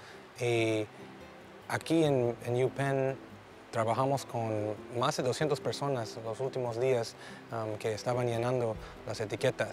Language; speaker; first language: Spanish; early bilingual, heritage; English